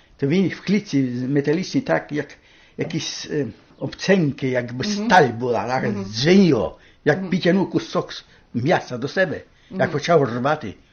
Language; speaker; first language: Ukrainian; native; Ukrainian